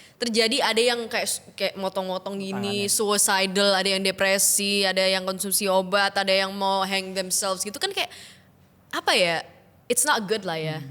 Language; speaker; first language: Indonesian; native; Indonesian